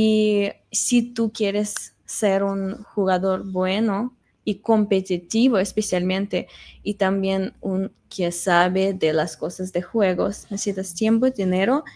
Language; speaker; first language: Spanish; non-native, fluent; Russian